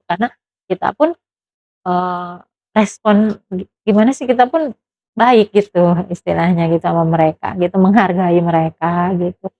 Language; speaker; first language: Indonesian; non-native, local second language; Sundanese